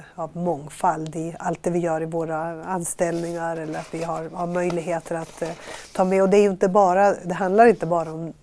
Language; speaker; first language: Swedish; native; Swedish